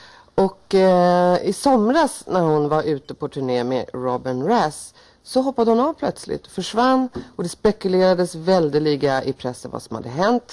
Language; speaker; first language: Swedish; native; Swedish